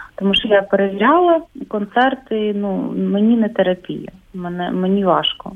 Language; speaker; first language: Ukrainian; native; Ukrainian